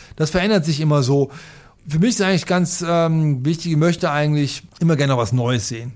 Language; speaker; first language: German; native; German